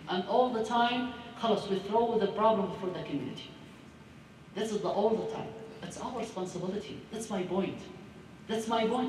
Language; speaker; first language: English; non-native, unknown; Arabic